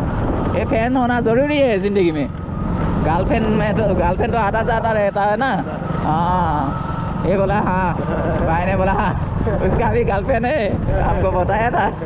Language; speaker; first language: Hindi; non-native, local second language; Assamese